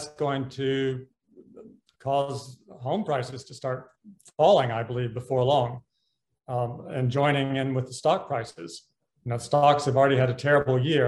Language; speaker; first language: English; native; English